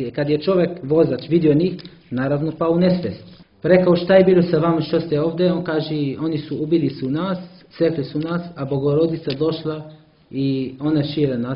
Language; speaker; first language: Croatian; non-native, learner; Arabic